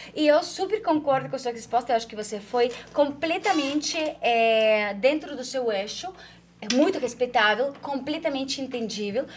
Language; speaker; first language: Portuguese; non-native, fluent; Ukrainian